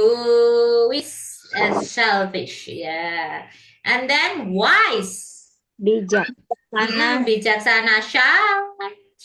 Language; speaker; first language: English; non-native, learner; Indonesian